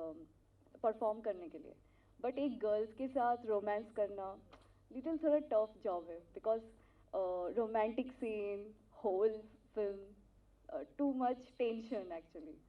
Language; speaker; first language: Hindi; non-native, local second language; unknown